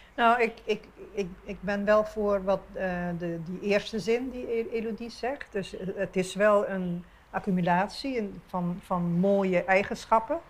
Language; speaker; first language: Dutch; non-native, local second language; Papiamento